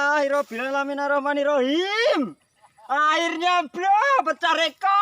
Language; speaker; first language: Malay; non-native, local second language; Javanese